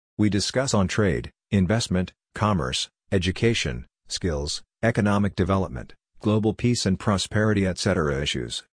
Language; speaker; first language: English; non-native, local second language; Odia